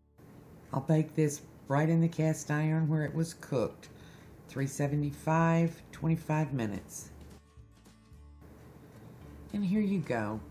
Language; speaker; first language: English; native; English